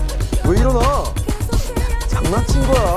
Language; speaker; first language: Korean; native; Korean